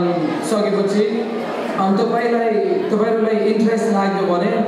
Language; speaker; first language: Nepali; non-native, fluent; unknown